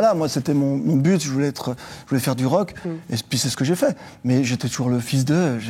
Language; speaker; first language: French; native; French